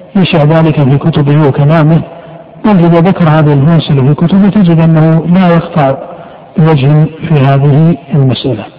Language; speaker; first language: Arabic; native; Arabic